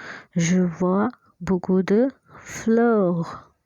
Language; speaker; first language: French; non-native, fluent; Hindi